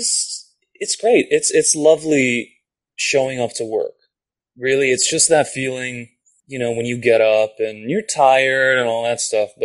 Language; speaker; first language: English; non-native, fluent; Japanese